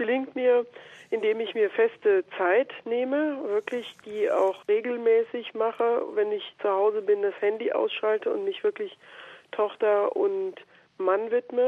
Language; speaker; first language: German; native; German